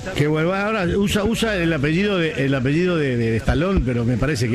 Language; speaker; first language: Spanish; native; Spanish